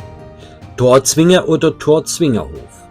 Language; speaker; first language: German; native; German